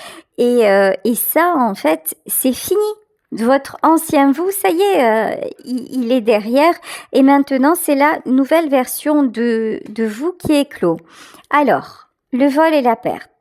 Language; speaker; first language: French; native; French